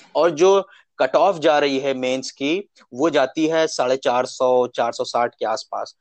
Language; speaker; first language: Hindi; native; Hindi